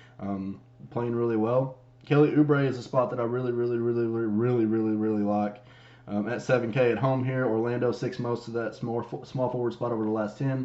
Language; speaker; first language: English; native; English